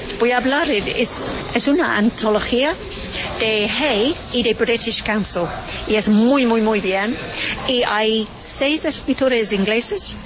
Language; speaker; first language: Spanish; non-native, learner; English